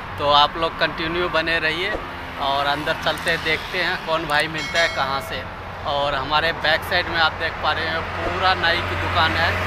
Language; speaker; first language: Hindi; native; Hindi